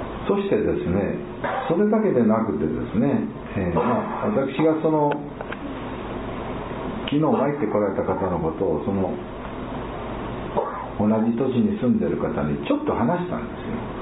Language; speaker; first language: Japanese; native; Japanese